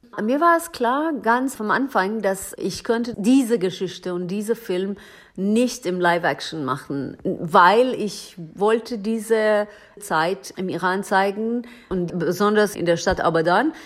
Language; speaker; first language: German; non-native, learner; Persian